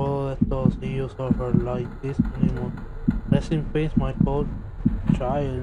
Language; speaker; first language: English; non-native, learner; Spanish